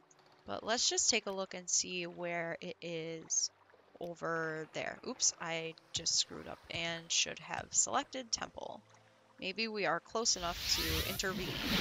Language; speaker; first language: English; native; English